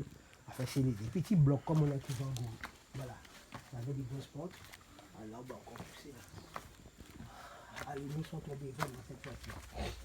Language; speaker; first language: French; non-native, local second language; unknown